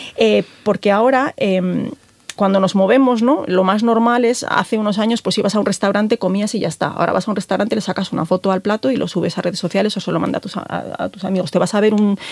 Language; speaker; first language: Spanish; native; Spanish